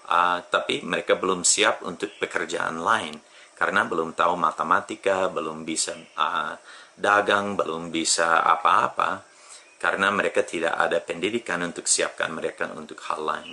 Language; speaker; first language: Indonesian; non-native, fluent; English